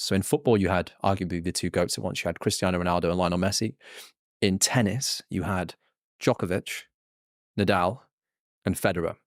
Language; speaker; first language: English; native; English